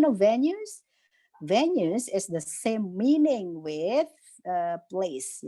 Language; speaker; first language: English; non-native, local second language; Indonesian